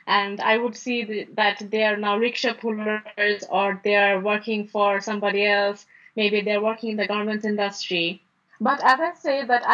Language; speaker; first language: English; non-native, local second language; Bangla